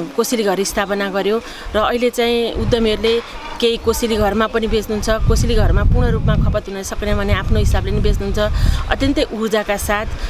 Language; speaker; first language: Nepali; native; Nepali